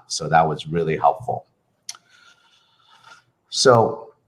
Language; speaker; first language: English; native; English